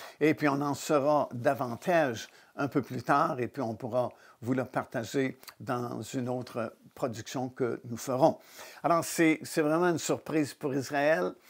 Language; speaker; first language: French; native; French